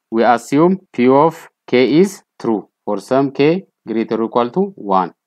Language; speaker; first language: English; non-native, local second language; Amharic